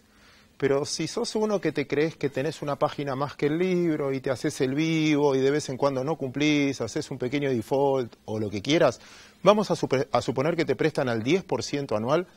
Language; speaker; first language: Spanish; native; Spanish